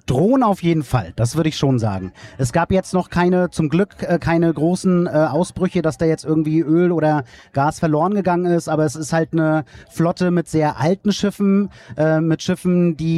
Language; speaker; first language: German; native; German